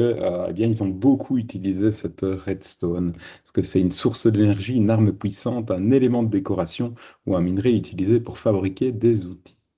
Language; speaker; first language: French; native; French